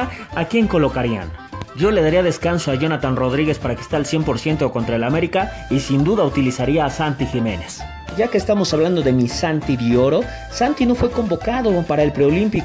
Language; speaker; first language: Spanish; native; Spanish